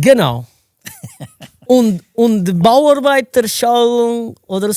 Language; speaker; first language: German; non-native, learner; Portuguese